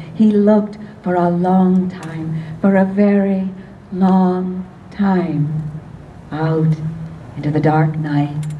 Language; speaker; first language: English; native; English